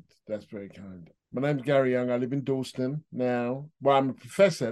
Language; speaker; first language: English; native; English